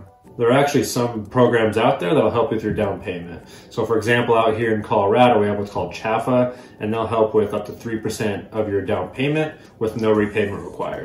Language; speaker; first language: English; native; English